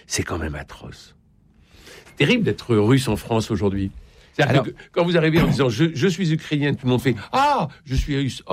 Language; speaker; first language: French; native; French